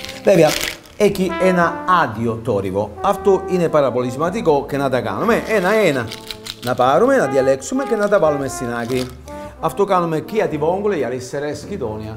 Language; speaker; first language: Greek; non-native, fluent; Italian